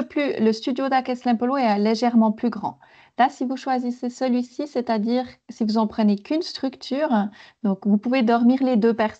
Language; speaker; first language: French; native; French